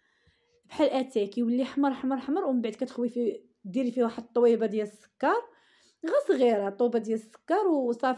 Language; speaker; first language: Arabic; native; Arabic